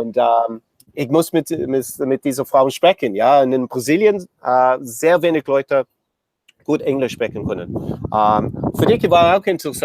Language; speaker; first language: German; non-native, learner; English